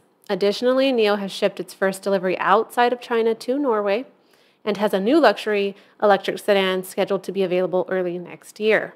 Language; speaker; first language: English; native; English